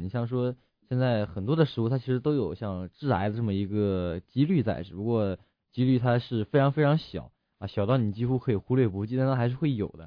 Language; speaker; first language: Chinese; native; Chinese